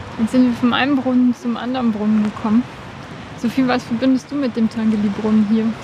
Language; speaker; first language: German; early bilingual, other home language; Bosnian